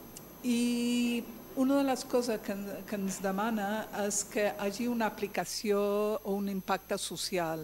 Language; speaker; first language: Catalan; non-native, fluent; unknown